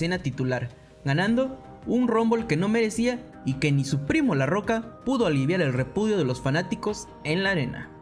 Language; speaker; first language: Spanish; native; Spanish